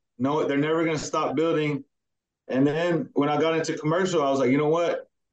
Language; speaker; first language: English; early bilingual, other home language; Spanish